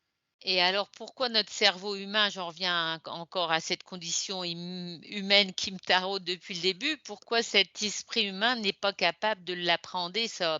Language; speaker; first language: French; native; French